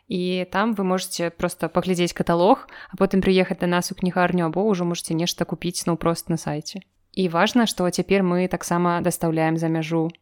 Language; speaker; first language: Belarusian; non-native, local second language; Russian